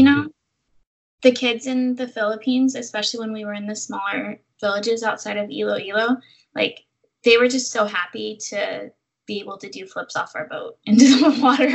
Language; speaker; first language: English; native; English